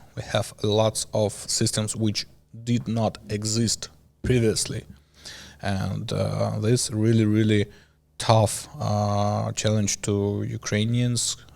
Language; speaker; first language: English; non-native, learner; Ukrainian